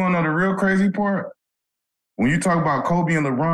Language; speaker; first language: English; native; English